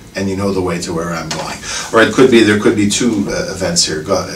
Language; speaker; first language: English; native; English